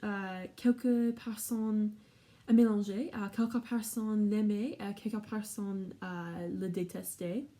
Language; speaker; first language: French; non-native, learner; English